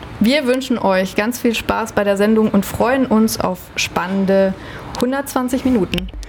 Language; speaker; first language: German; native; German